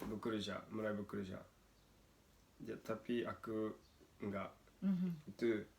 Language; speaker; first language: Indonesian; non-native, learner; Japanese